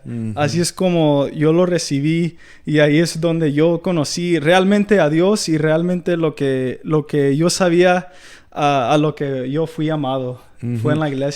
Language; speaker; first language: Spanish; early bilingual, heritage; Spanish